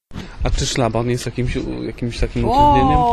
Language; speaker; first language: Polish; native; Polish